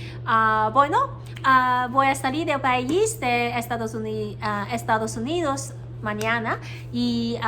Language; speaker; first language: Spanish; non-native, learner; Cantonese